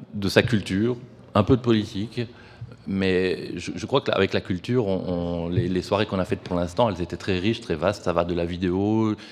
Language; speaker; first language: French; native; French